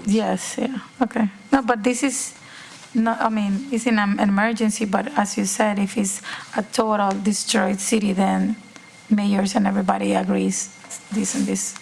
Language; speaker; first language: English; non-native, fluent; Spanish